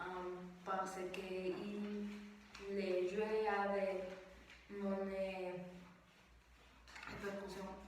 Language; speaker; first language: French; non-native, learner; Spanish